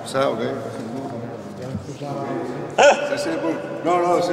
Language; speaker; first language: French; non-native, learner; Catalan